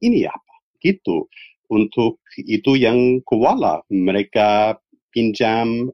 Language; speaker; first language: Indonesian; non-native, fluent; English